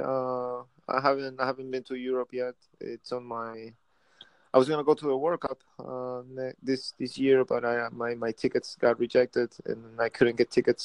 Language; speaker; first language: English; early bilingual, other home language; Spanish